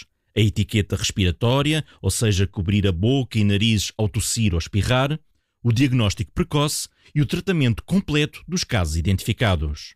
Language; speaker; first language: Portuguese; native; Portuguese